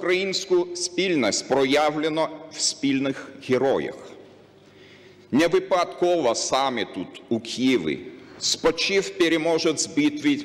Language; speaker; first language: Ukrainian; non-native, learner; Lithuanian